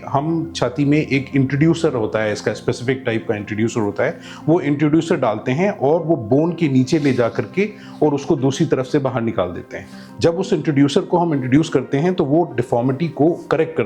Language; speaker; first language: Hindi; native; Hindi